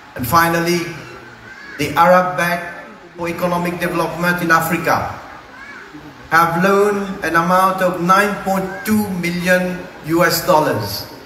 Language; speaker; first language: English; non-native, local second language; Morisyen